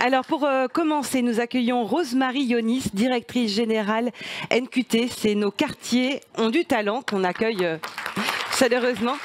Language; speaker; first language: French; native; French